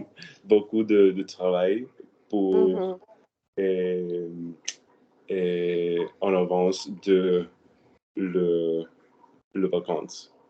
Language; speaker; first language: French; non-native, learner; Spanish